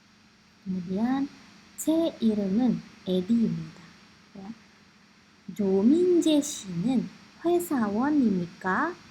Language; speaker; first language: Korean; non-native, fluent; Indonesian